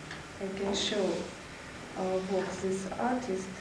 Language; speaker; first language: English; non-native, learner; Russian